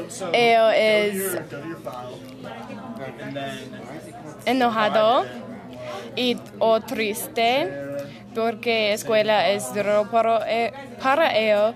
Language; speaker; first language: Spanish; non-native, learner; English